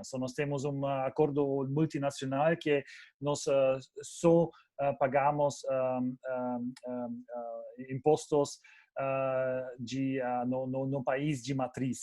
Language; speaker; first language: Portuguese; non-native, fluent; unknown